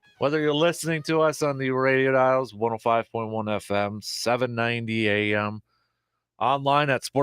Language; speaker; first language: English; native; English